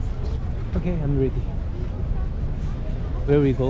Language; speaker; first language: English; non-native, learner; Korean